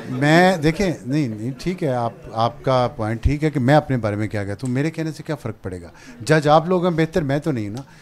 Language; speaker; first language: Urdu; non-native, local second language; Punjabi